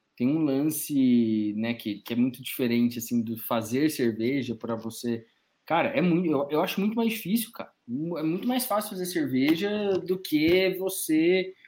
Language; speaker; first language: Portuguese; native; Portuguese